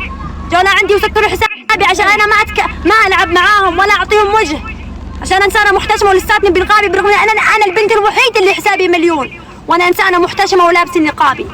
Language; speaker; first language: Arabic; native; Arabic